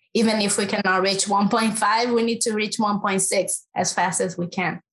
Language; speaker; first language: English; non-native, fluent; Portuguese